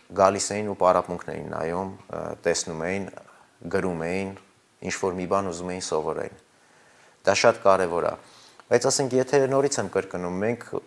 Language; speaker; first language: Armenian; native; Armenian